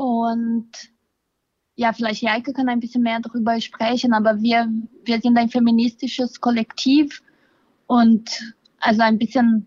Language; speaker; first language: German; non-native, fluent; Portuguese